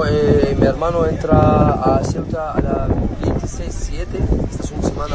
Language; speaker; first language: Spanish; non-native, learner; Arabic